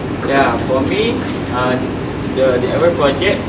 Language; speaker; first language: English; non-native, local second language; Malay